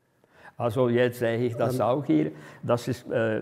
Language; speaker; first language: German; non-native, fluent; Czech